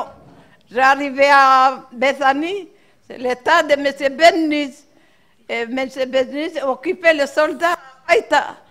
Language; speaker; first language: French; non-native, local second language; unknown